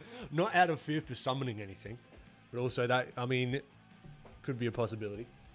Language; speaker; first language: English; native; English